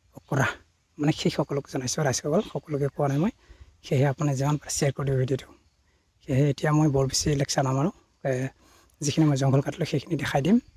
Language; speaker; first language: Assamese; non-native, local second language; Bodo